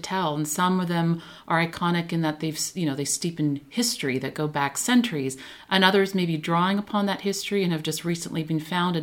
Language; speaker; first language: English; native; English